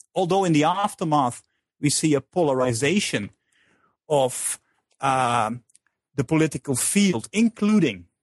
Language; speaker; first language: English; non-native, fluent; Dutch